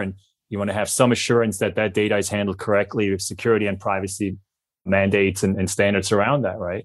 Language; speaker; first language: English; non-native, fluent; German